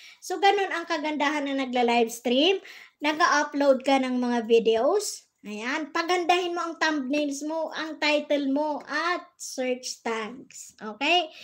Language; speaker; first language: Filipino; non-native, local second language; Bikol